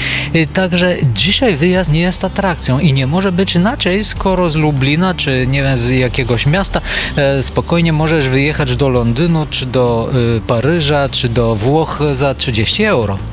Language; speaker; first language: Polish; non-native, fluent; Bulgarian